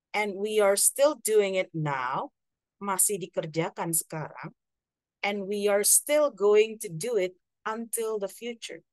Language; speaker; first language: English; non-native, fluent; Indonesian